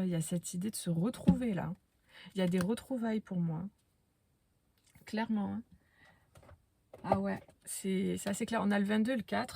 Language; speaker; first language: French; native; French